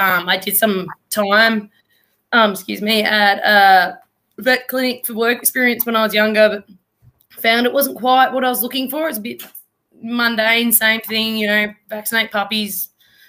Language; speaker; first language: English; native; English